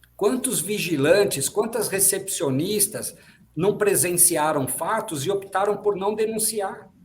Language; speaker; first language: Portuguese; native; Portuguese